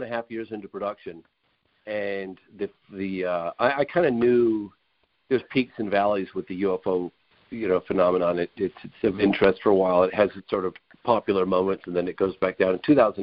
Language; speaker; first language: English; native; English